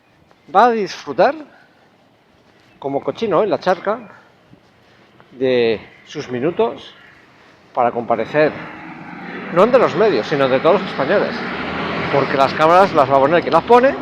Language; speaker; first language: Spanish; native; Spanish